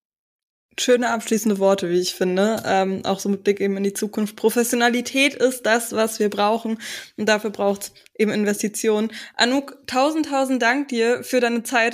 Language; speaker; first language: German; native; German